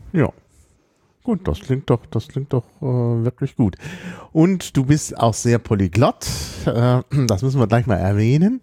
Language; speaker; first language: German; native; German